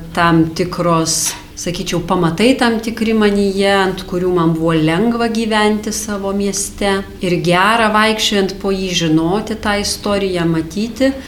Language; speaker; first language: Lithuanian; native; Lithuanian